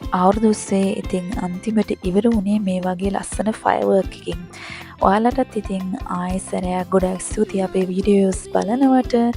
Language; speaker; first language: Sinhala; early bilingual, heritage; Sinhala